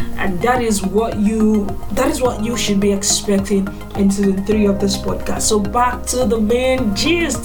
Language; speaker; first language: English; non-native, local second language; Igbo